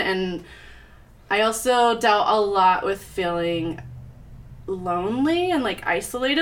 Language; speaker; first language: English; native; English